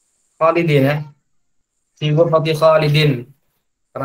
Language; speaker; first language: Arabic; non-native, fluent; Indonesian